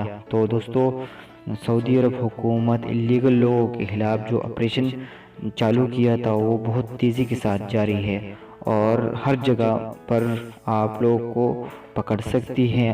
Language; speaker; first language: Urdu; non-native, local second language; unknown